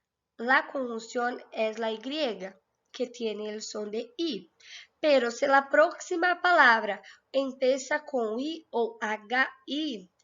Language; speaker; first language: Spanish; non-native, fluent; Portuguese